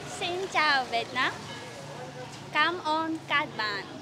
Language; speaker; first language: Vietnamese; non-native, learner; Nepali